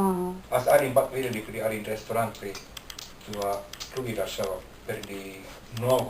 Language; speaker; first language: Bulgarian; non-native, learner; Finnish